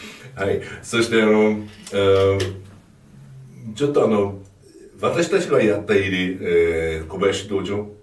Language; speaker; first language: Japanese; non-native, fluent; Hungarian